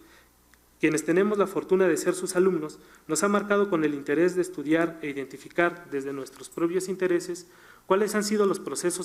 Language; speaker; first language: Spanish; native; Spanish